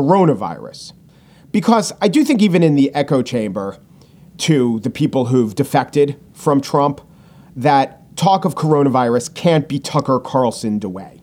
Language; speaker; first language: English; native; English